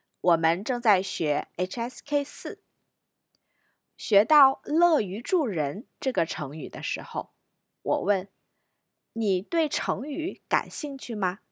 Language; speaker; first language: Chinese; non-native, fluent; English